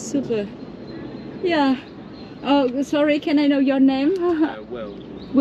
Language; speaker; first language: English; non-native, learner; Vietnamese